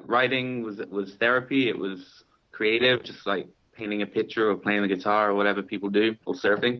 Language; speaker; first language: English; native; English